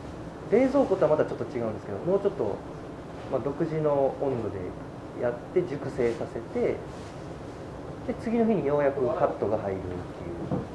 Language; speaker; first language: Japanese; native; Japanese